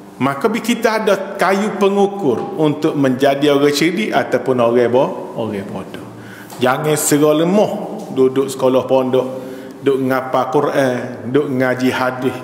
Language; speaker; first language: Malay; native; Malay